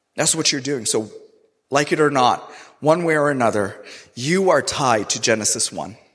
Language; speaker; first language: English; non-native, local second language; Urdu